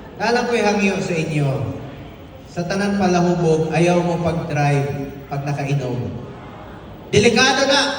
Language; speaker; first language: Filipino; non-native, local second language; Cebuano